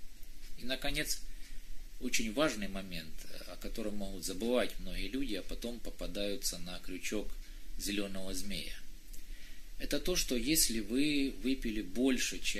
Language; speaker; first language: Russian; native; Russian